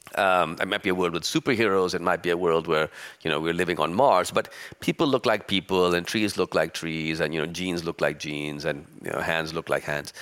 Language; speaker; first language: English; early bilingual, other home language; Urdu